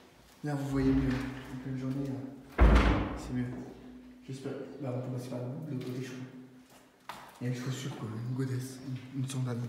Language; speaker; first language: French; native; French